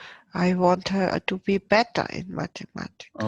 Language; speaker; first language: English; non-native, fluent; German